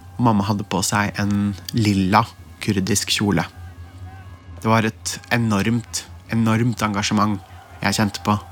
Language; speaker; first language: Norwegian; early bilingual, other home language; Central Kurdish